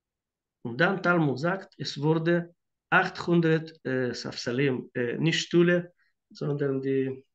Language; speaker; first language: German; non-native, fluent; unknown